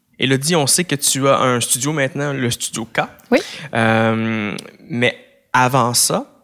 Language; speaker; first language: French; native; French